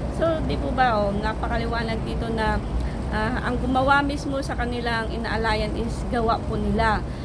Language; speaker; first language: Filipino; non-native, local second language; Iloko